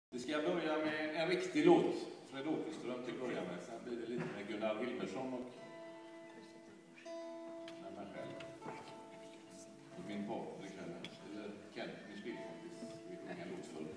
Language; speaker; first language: Swedish; native; Swedish